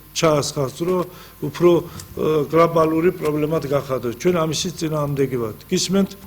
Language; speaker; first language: Georgian; non-native, local second language; Azerbaijani